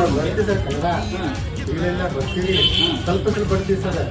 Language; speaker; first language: Kannada; non-native, learner; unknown